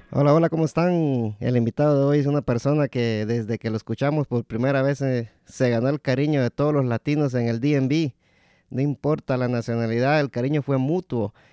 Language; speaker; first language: Spanish; native; Spanish